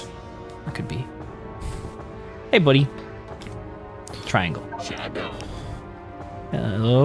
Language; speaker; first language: English; native; English